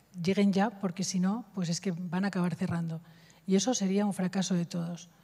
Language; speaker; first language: Spanish; native; Spanish